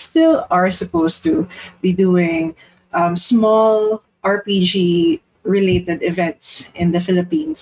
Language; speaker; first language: English; non-native, local second language; Filipino